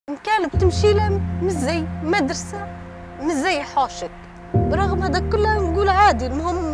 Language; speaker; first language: Arabic; native; Arabic